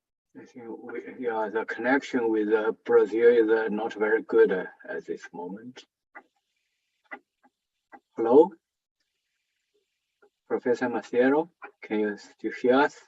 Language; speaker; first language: English; non-native, fluent; Chinese